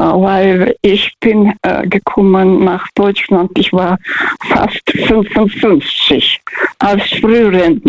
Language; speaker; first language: German; early bilingual, heritage; Russian